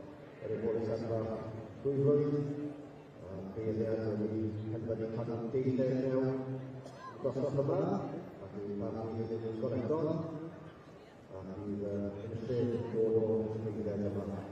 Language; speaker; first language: Welsh; native; Welsh